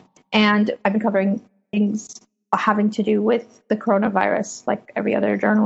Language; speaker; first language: English; early bilingual, other home language; Persian